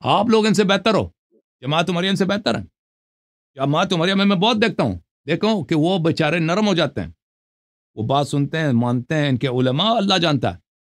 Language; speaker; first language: Urdu; non-native, fluent; Persian